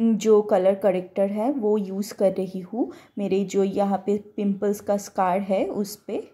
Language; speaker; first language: Hindi; non-native, local second language; Bangla